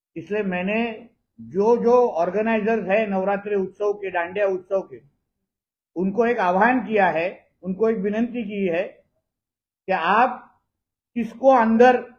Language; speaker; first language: Hindi; non-native, local second language; Marathi